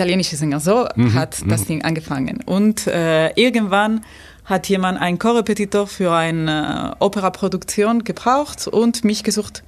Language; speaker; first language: German; non-native, fluent; Spanish